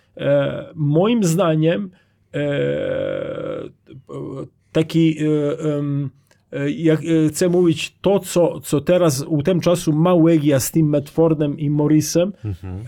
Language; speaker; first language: Polish; non-native, learner; Croatian